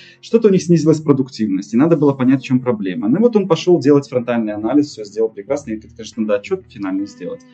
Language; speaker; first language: Russian; native; Russian